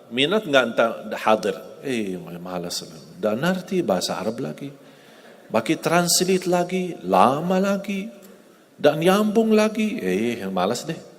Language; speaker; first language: Indonesian; non-native, fluent; Arabic